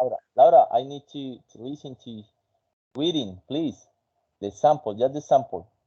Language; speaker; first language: English; non-native, fluent; Spanish